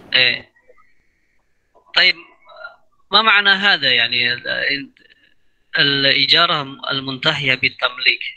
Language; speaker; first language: Arabic; non-native, fluent; Indonesian